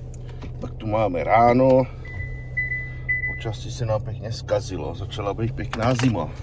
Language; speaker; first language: Czech; native; Czech